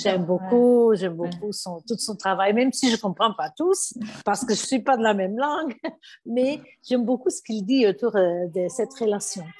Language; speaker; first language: French; non-native, fluent; Portuguese